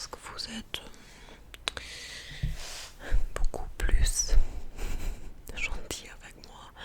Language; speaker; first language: French; non-native, fluent; English